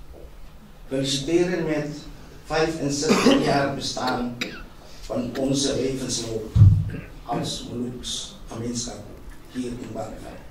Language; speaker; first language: Dutch; non-native, fluent; Indonesian